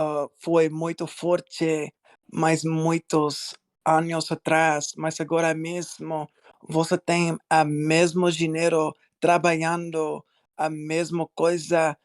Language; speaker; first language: Portuguese; non-native, learner; English